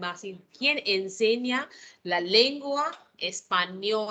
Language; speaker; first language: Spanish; non-native, fluent; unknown